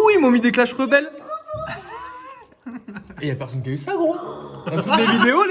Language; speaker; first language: French; native; French